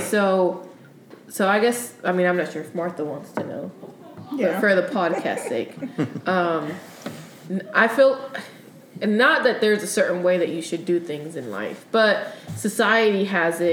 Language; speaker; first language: English; early bilingual, other home language; Spanish